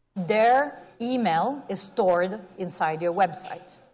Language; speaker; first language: English; non-native, fluent; Italian